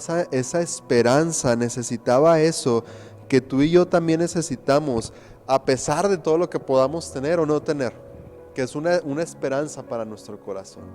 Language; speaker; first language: Spanish; native; Spanish